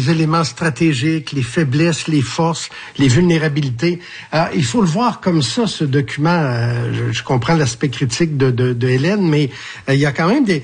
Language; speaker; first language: French; native; French